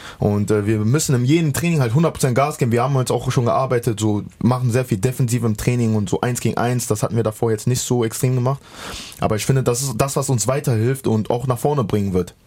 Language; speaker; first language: German; native; German